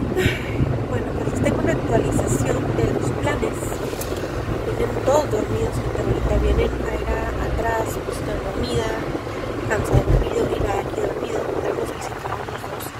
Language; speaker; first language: Spanish; native; Spanish